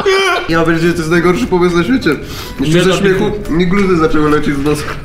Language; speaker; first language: Polish; native; Polish